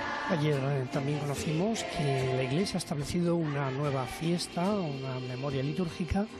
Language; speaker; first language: Spanish; native; Spanish